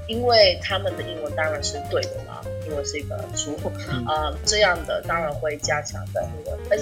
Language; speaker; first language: Chinese; early bilingual, heritage; English